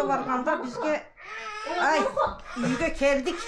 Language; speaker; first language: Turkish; non-native, local second language; Kyrgyz